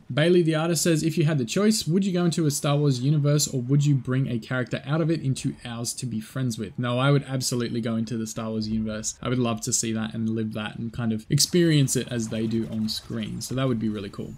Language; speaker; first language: English; native; English